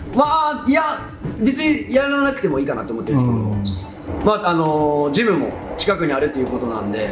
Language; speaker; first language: Japanese; native; Japanese